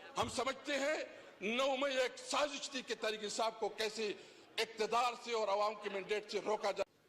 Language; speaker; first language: Urdu; non-native, local second language; Pashto